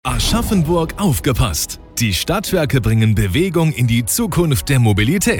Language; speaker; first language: German; native; German